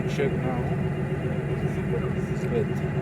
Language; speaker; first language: English; non-native, learner; Greek